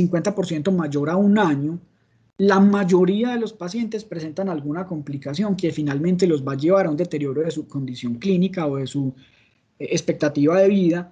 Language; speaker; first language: Spanish; native; Spanish